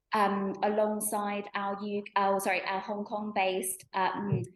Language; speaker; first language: English; native; English